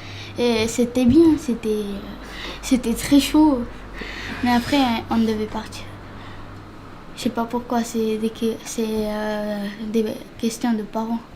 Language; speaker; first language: French; non-native, fluent; Romany